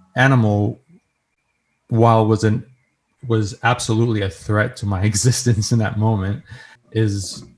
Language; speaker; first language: English; native; English